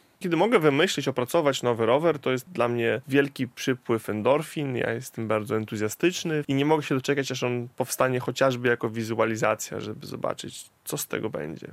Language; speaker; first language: Polish; native; Polish